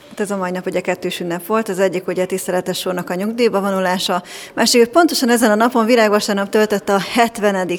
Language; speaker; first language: Hungarian; native; Hungarian